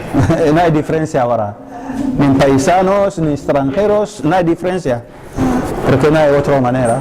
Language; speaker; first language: Spanish; non-native, learner; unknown